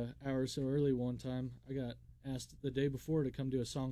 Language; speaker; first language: English; native; English